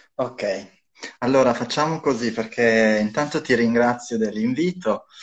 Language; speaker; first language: Italian; non-native, fluent; Albanian